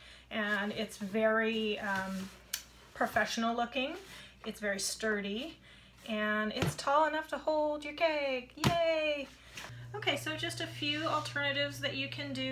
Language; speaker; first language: English; native; English